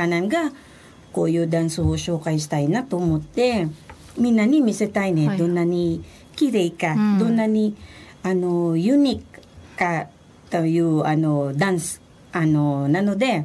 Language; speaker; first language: Japanese; non-native, fluent; Filipino